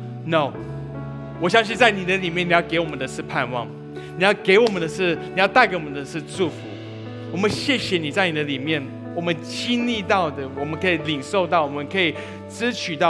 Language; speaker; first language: Chinese; early bilingual, other home language; English